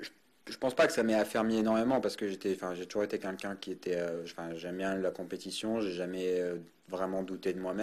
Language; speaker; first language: French; native; French